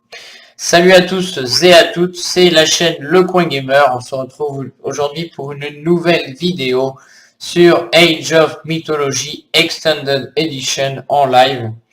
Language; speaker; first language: French; native; French